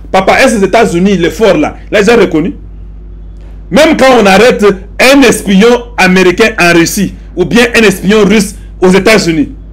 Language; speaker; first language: French; non-native, local second language; Lingala